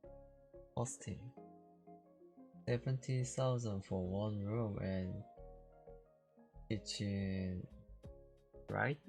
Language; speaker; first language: English; non-native, learner; Korean